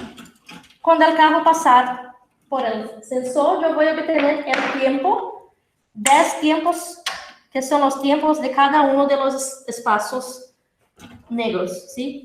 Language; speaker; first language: Spanish; non-native, fluent; Portuguese